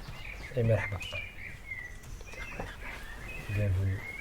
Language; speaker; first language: French; non-native, local second language; Arabic